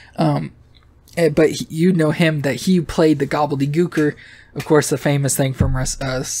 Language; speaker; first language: English; native; English